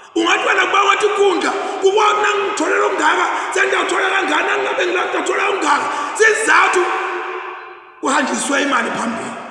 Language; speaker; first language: Zulu; non-native, local second language; Swati